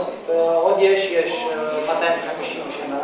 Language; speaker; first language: Hebrew; non-native, learner; Greek